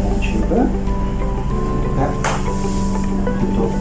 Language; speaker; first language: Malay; non-native, local second language; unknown